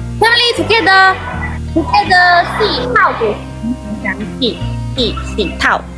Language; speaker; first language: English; non-native, learner; Thai